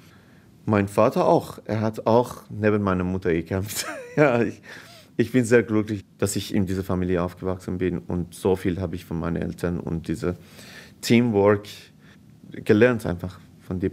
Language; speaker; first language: German; non-native, fluent; Persian